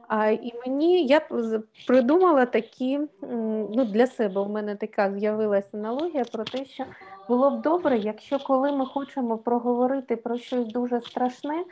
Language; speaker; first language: Ukrainian; native; Ukrainian